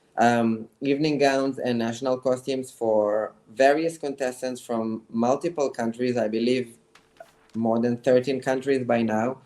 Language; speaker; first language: English; non-native, fluent; Hebrew